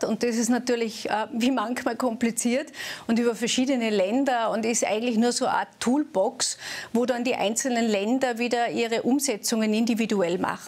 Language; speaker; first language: German; native; German